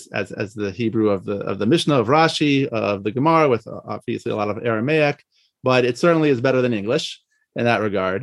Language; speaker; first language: English; native; English